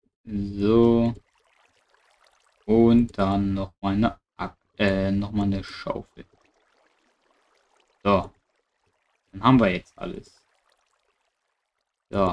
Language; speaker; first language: German; native; German